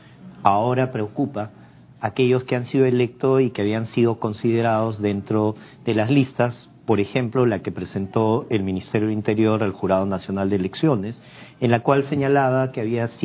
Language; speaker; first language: Spanish; native; Spanish